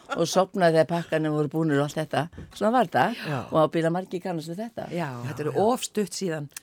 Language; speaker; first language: Icelandic; non-native, fluent; Faroese